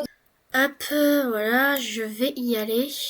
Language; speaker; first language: French; native; French